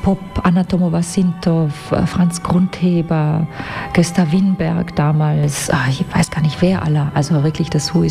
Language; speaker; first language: German; native; German